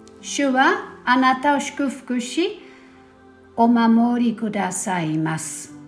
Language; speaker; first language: Japanese; non-native, fluent; German